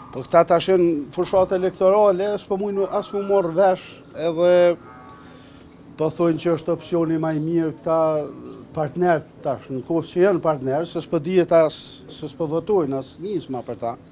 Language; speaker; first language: Albanian; native; Albanian